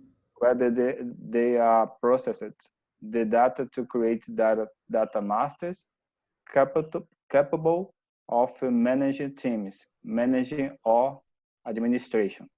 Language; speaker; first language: English; non-native, learner; Portuguese